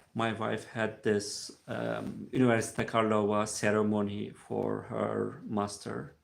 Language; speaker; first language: English; non-native, fluent; Turkish